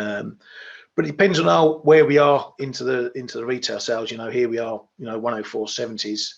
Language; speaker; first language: English; native; English